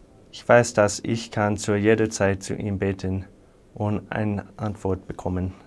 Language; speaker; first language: German; non-native, fluent; English